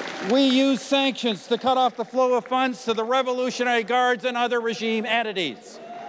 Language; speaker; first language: English; native; English